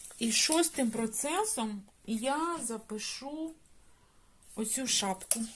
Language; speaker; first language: Ukrainian; non-native, local second language; Russian